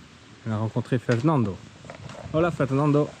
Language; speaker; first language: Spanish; non-native, learner; French